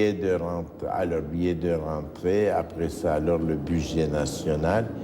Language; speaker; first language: French; non-native, fluent; Turkish